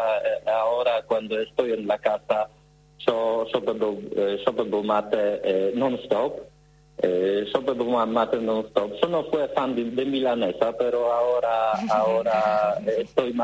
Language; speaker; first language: Spanish; non-native, learner; Polish